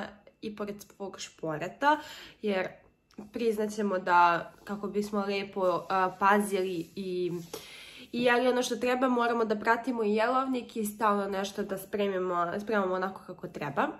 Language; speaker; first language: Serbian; early bilingual, heritage; Serbian